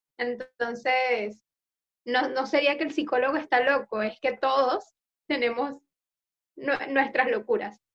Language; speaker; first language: Spanish; native; Spanish